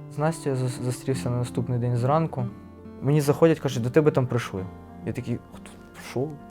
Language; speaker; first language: Ukrainian; native; Ukrainian